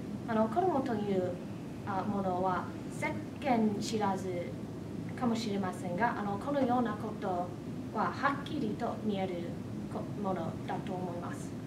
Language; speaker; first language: Japanese; non-native, fluent; English